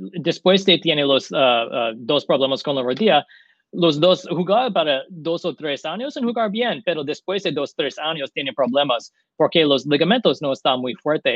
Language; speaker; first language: Spanish; non-native, learner; English